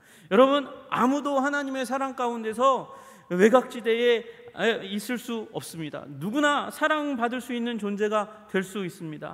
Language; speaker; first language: Korean; native; Korean